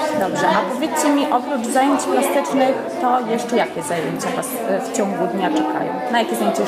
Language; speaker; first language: Polish; native; Polish